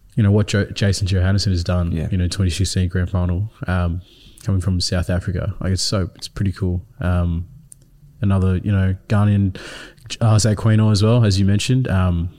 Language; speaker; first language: English; early bilingual, other home language; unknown